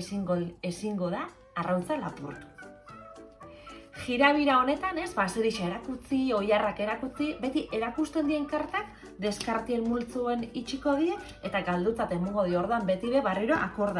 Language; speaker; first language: Basque; native; Basque